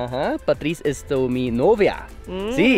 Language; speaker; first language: Spanish; non-native, learner; Norwegian